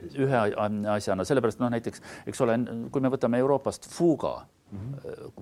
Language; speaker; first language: Estonian; native; Estonian